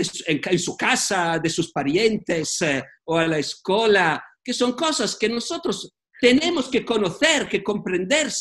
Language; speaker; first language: Spanish; non-native, fluent; Italian